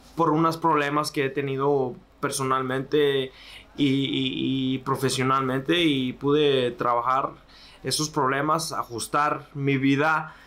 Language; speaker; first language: Spanish; early bilingual, heritage; Spanish